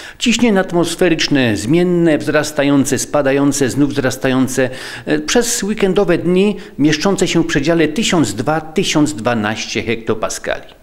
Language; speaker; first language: Polish; native; Polish